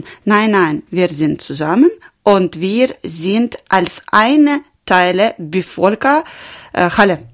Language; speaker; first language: German; non-native, learner; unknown